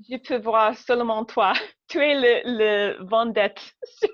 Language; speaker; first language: French; non-native, learner; English